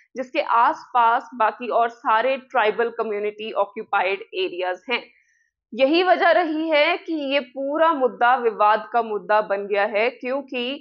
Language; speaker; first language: Hindi; non-native, local second language; Punjabi